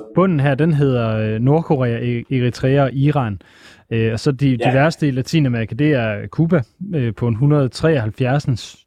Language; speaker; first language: Danish; native; Danish